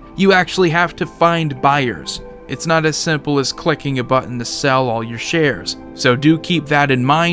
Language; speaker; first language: English; native; English